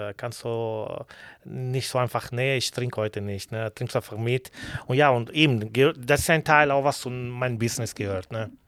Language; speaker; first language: German; non-native, learner; Italian